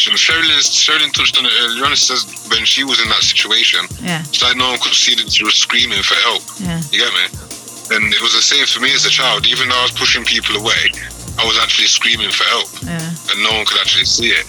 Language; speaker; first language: English; native; English